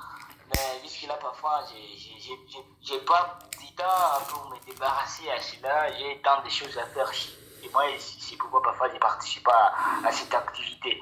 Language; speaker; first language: French; non-native, local second language; Rundi